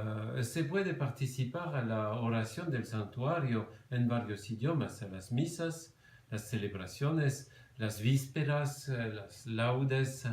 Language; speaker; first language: Spanish; non-native, fluent; French